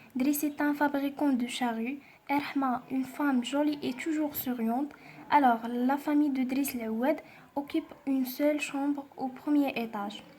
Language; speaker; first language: French; non-native, local second language; Arabic